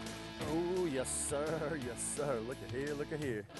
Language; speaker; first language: English; native; English